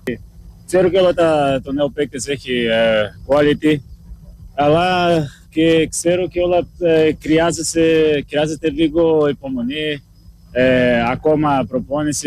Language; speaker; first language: Greek; non-native, learner; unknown